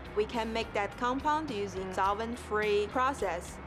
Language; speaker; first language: English; non-native, fluent; Norwegian